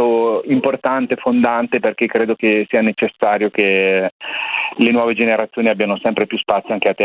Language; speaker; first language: Italian; native; Italian